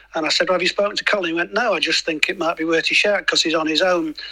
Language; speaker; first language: English; native; English